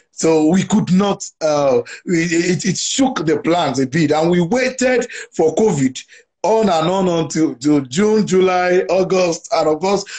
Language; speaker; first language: English; non-native, local second language; Yoruba